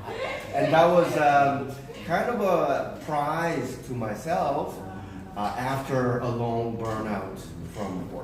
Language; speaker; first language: English; early bilingual, other home language; Korean